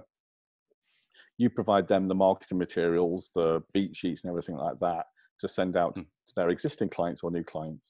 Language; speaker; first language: English; native; English